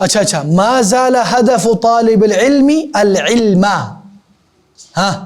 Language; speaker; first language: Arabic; non-native, fluent; Urdu